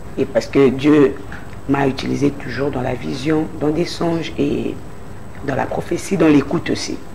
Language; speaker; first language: French; non-native, local second language; Lingala